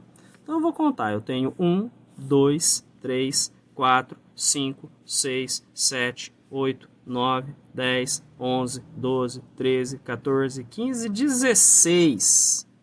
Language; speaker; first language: Portuguese; native; Portuguese